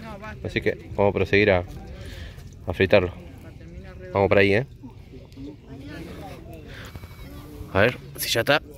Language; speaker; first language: Spanish; native; Spanish